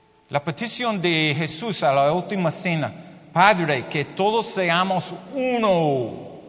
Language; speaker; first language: Spanish; non-native, learner; English